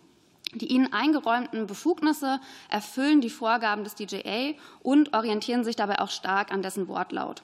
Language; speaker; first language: German; native; German